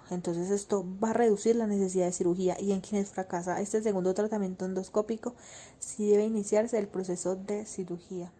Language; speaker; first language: Spanish; native; Spanish